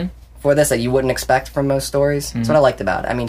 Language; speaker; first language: English; native; English